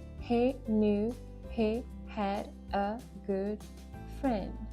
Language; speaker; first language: English; non-native, fluent; Ukrainian